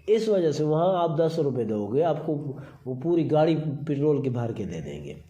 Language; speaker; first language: Urdu; non-native, local second language; Saraiki